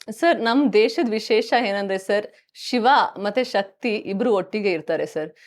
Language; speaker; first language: Kannada; native; Kannada